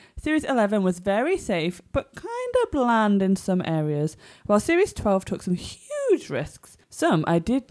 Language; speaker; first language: English; native; English